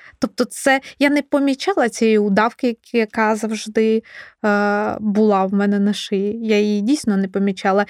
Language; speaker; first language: Ukrainian; non-native, local second language; Russian